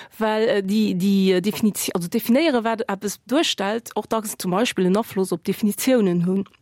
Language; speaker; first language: Luxembourgish; early bilingual, other home language; Portuguese